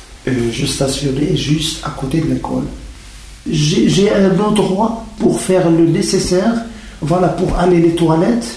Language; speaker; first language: French; non-native, learner; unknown